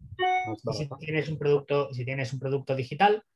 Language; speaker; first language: Spanish; native; Spanish